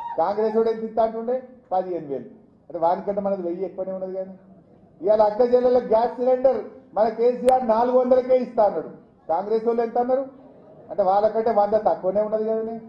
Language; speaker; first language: Telugu; native; Telugu